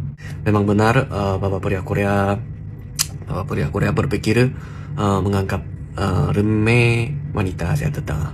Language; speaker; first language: Indonesian; non-native, learner; Korean